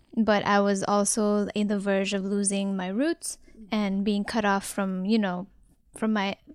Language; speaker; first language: English; non-native, local second language; Nepali